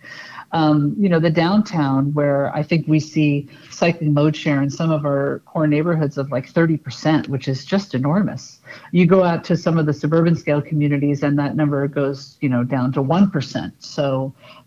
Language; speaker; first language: English; native; English